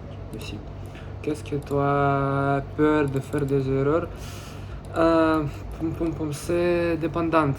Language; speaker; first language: French; non-native, learner; Russian